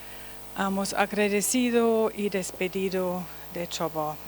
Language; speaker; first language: Spanish; non-native, learner; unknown